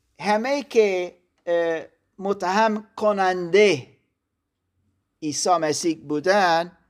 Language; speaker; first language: Persian; non-native, learner; German